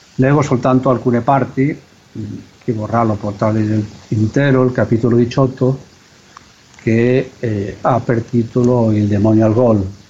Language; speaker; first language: Italian; non-native, fluent; Spanish